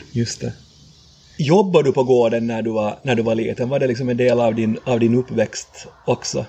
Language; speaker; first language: Swedish; native; Swedish